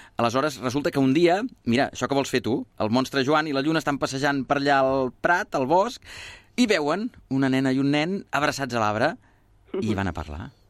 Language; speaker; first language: Catalan; native; Catalan